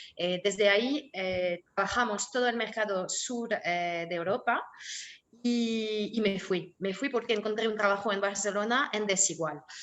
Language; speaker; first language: Spanish; non-native, fluent; French